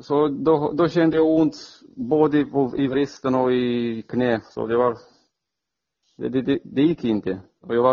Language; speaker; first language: Swedish; non-native, fluent; Romanian